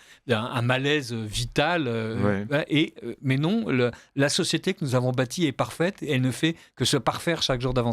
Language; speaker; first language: French; native; French